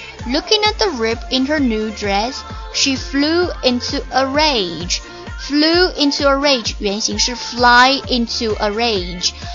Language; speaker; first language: English; non-native, fluent; Chinese